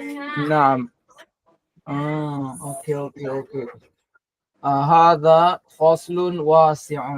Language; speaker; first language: Arabic; non-native, fluent; Filipino